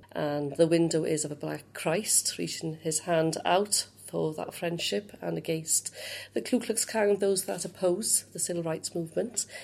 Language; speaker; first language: English; native; English